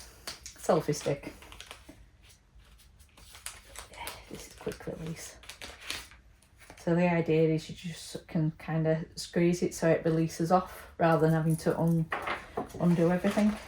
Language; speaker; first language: English; native; English